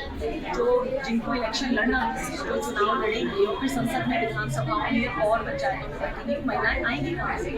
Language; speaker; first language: Hindi; native; Hindi